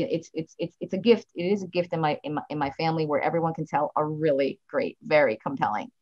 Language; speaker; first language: English; native; English